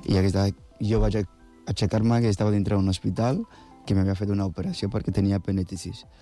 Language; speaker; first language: Catalan; non-native, fluent; Akan